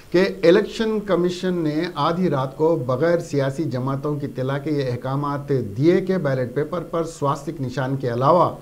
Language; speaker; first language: Urdu; native; Urdu